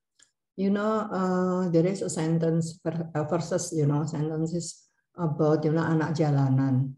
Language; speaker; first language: English; non-native, learner; Indonesian